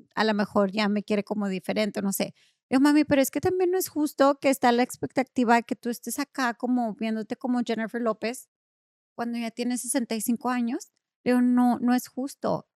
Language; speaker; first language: Spanish; early bilingual, other home language; English